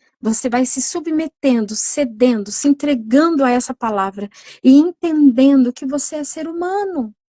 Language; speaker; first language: Portuguese; native; Portuguese